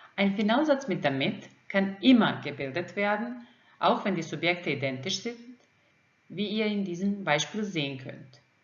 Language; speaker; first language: German; non-native, fluent; Croatian